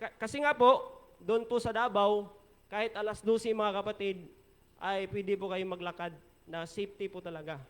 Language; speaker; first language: Filipino; non-native, local second language; Hiligaynon